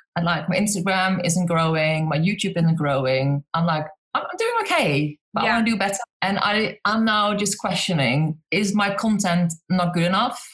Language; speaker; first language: English; non-native, fluent; Dutch